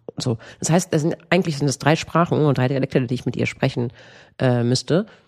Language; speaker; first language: German; native; German